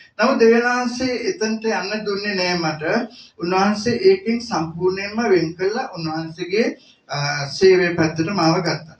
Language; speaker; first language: Sinhala; native; Sinhala